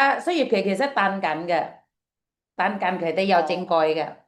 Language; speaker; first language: Cantonese; non-native, fluent; Indonesian